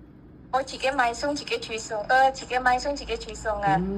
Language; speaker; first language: Cantonese; non-native, learner; Indonesian